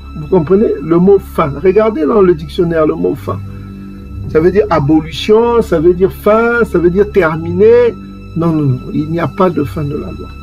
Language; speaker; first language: French; non-native, local second language; Kongo